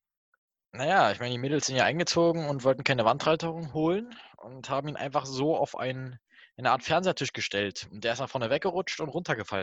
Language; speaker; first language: German; native; German